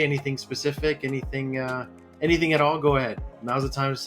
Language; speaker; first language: English; native; English